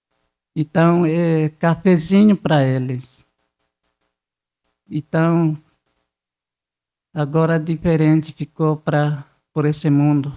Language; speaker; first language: Portuguese; non-native, local second language; Guarani